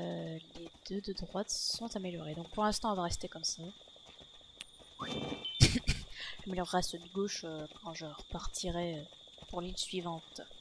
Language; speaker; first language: French; native; French